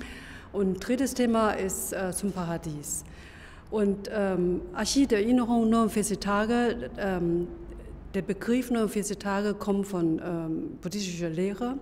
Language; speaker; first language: German; non-native, fluent; Chinese